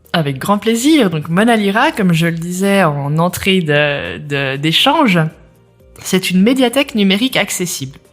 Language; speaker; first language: French; native; French